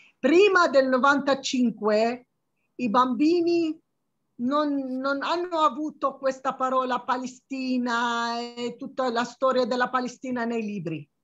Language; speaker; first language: Italian; non-native, fluent; Arabic